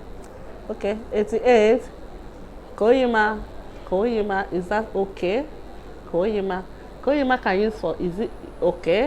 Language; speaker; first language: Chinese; non-native, learner; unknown